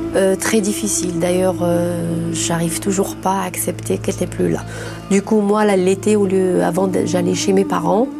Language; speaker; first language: French; non-native, local second language; Arabic